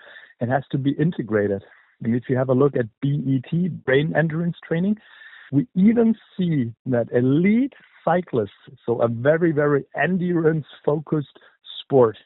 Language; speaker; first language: English; non-native, fluent; German